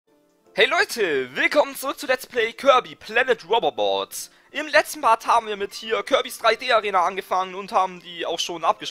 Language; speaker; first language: German; native; German